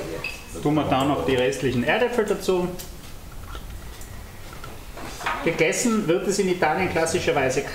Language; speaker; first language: German; native; German